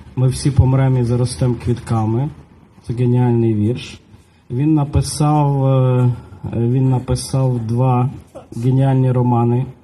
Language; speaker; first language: Ukrainian; native; Ukrainian